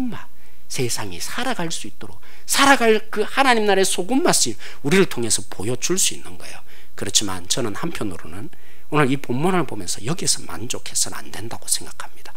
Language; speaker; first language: Korean; native; Korean